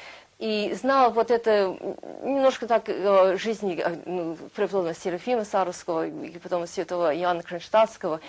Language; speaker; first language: Russian; early bilingual, heritage; Russian